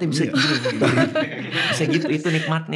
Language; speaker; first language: Indonesian; native; Indonesian